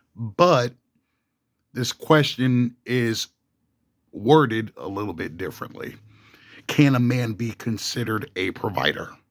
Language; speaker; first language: English; native; English